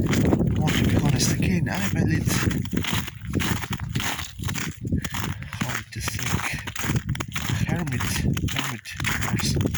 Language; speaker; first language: English; non-native, learner; Ukrainian